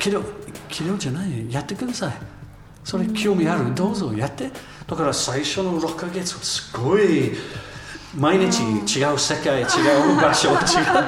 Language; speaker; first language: Japanese; non-native, learner; English